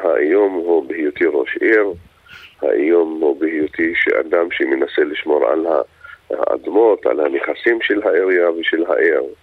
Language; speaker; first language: Hebrew; non-native, local second language; Arabic